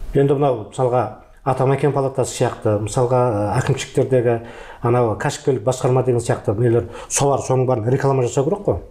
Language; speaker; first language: Kazakh; native; Kazakh